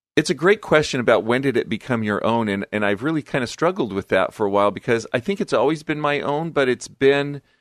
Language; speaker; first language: English; native; English